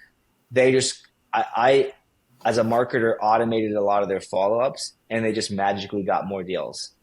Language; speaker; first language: English; native; English